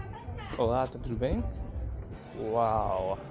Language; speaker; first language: Portuguese; non-native, learner; English